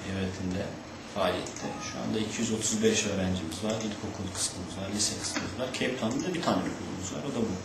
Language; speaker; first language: Turkish; native; Turkish